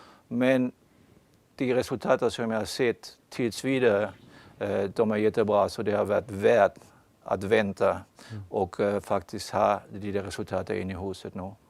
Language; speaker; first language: Swedish; non-native, fluent; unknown